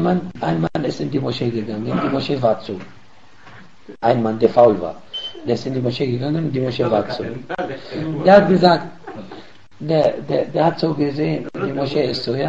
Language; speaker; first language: German; non-native, fluent; Arabic